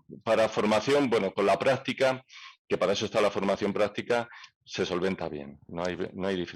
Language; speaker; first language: Spanish; native; Spanish